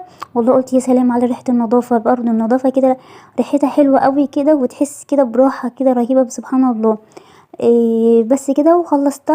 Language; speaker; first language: Arabic; native; Arabic